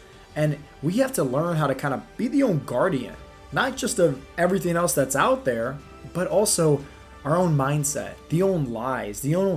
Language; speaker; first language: English; native; English